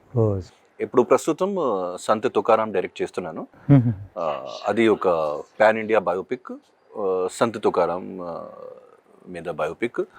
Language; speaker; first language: Telugu; non-native, local second language; Hindi